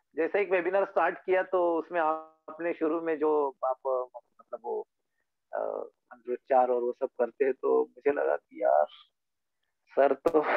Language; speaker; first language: Hindi; native; Hindi